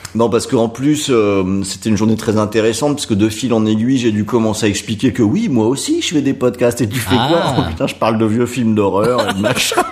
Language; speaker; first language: French; native; French